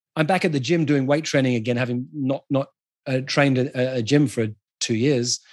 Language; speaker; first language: English; native; English